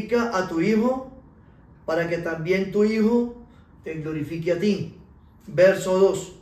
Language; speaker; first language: Spanish; native; Spanish